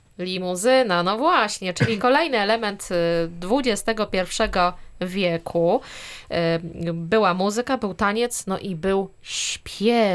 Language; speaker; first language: Polish; native; Polish